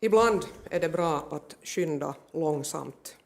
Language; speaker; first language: Swedish; native; Swedish